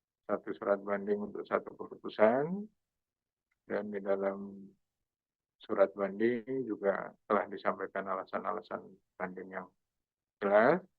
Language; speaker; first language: Indonesian; native; Indonesian